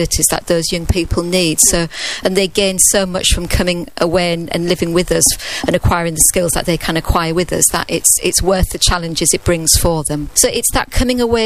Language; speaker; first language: English; native; English